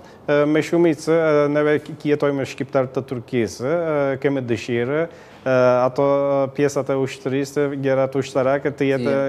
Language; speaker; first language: Albanian; early bilingual, heritage; Albanian